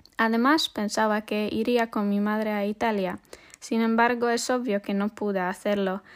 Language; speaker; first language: Spanish; non-native, fluent; Polish